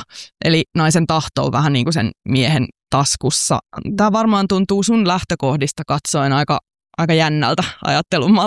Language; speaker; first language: Finnish; native; Finnish